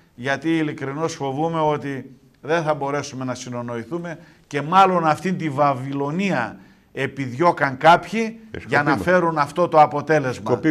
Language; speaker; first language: Greek; native; Greek